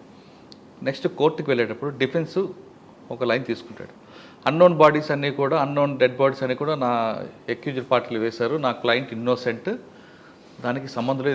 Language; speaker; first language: Telugu; native; Telugu